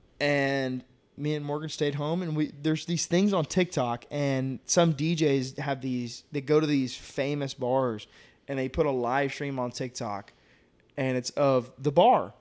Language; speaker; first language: English; native; English